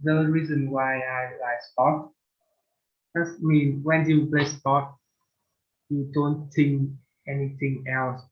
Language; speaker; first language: English; non-native, learner; Vietnamese